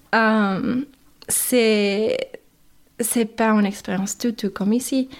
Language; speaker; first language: French; non-native, fluent; English